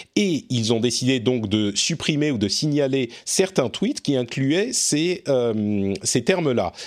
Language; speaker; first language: French; native; French